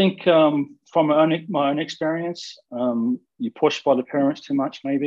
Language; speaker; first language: English; native; English